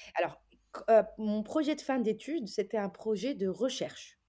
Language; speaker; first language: French; early bilingual, other home language; Arabic